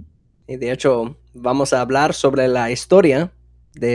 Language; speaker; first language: Spanish; non-native, fluent; English